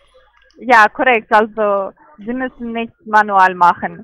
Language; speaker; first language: German; non-native, learner; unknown